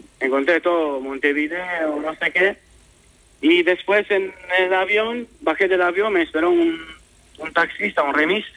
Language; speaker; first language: Spanish; non-native, fluent; Romanian